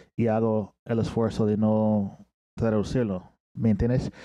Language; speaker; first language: Spanish; non-native, fluent; English